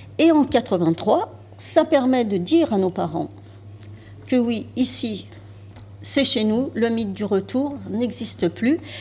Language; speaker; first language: French; early bilingual, other home language; Arabic